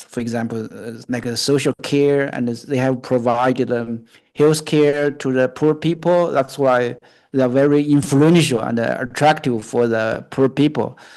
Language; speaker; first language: English; non-native, fluent; Chinese